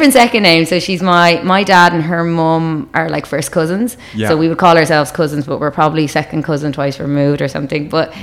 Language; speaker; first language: English; native; English